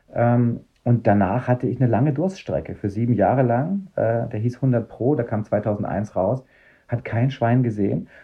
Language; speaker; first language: German; native; German